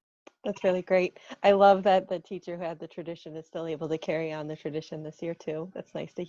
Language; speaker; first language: English; native; English